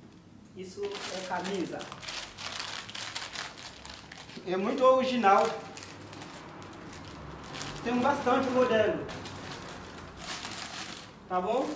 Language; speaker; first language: Portuguese; non-native, learner; Haitian Creole